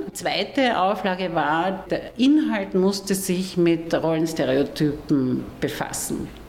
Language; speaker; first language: German; native; German